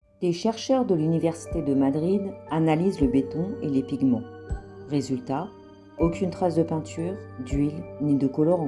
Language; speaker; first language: French; native; French